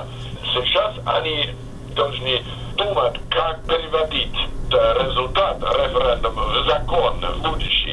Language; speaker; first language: Russian; non-native, fluent; English